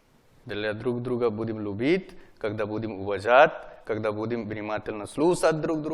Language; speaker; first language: Russian; non-native, learner; Hindi